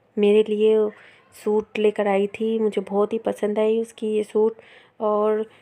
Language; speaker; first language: Urdu; native; Urdu